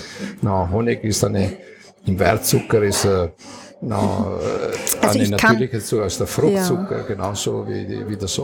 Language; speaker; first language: German; non-native, fluent; Italian